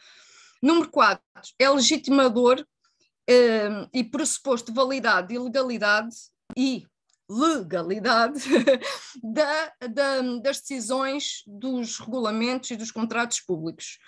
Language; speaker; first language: Portuguese; native; Portuguese